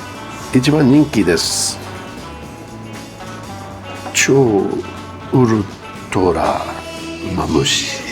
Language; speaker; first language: Japanese; non-native, fluent; English